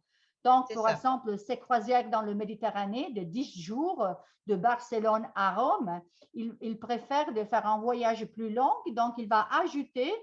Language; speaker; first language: French; non-native, fluent; Italian